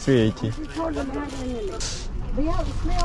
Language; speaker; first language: English; non-native, learner; Korean